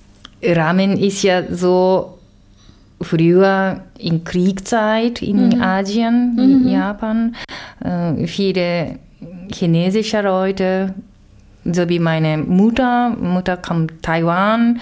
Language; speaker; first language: German; non-native, learner; Japanese